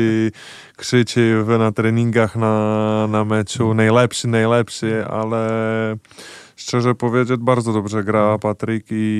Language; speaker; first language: Polish; non-native, fluent; Czech